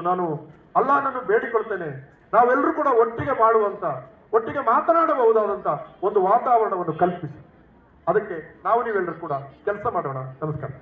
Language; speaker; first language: Kannada; non-native, local second language; Tulu